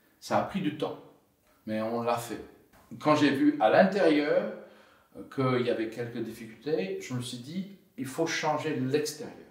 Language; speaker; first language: French; non-native, fluent; English